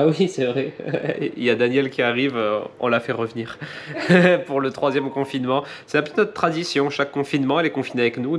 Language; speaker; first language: French; native; French